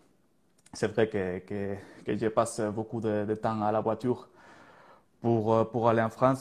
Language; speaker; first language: French; non-native, learner; Spanish